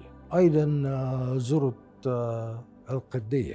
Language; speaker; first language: Arabic; non-native, fluent; Japanese